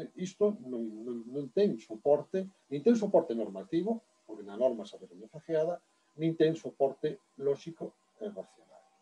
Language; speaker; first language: Galician; native; Galician